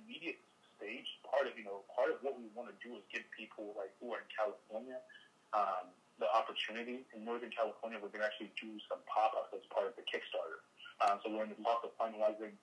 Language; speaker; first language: English; non-native, local second language; Igbo